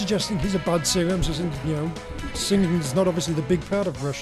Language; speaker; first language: English; native; English